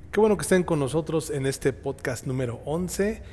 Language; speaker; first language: Spanish; native; Spanish